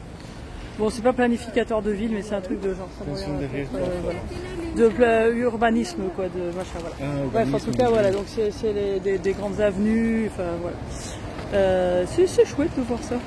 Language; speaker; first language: French; native; French